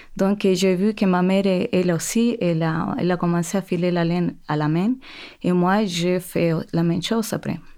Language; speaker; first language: French; non-native, fluent; Spanish